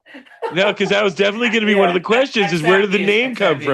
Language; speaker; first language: English; native; English